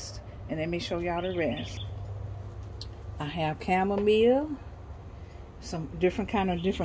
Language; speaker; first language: English; native; English